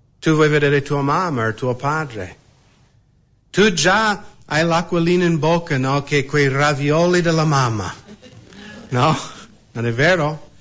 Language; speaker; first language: Italian; non-native, fluent; English